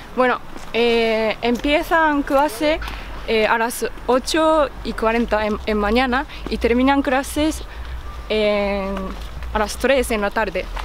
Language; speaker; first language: Spanish; non-native, learner; Japanese